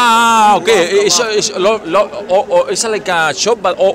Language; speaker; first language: English; non-native, learner; Spanish